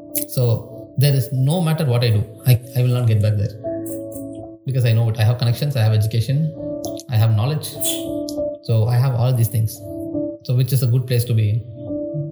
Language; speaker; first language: English; non-native, local second language; Tamil